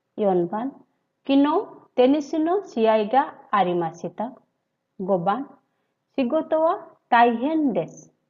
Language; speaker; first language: Japanese; non-native, fluent; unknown